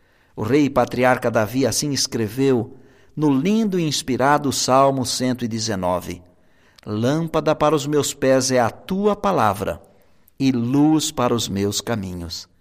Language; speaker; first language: Portuguese; native; Portuguese